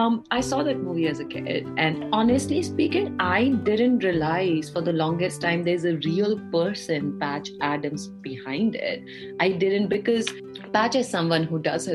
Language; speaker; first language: English; non-native, local second language; Hindi